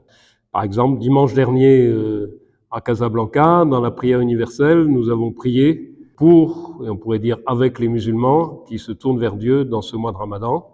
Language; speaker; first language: French; native; French